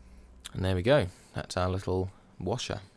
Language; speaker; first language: English; native; English